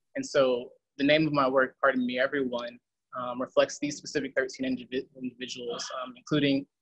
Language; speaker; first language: English; native; English